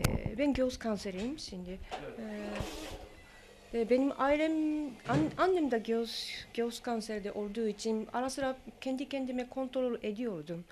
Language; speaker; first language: Turkish; non-native, learner; Japanese